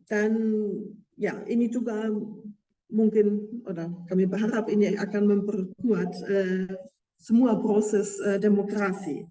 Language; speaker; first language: Indonesian; non-native, fluent; German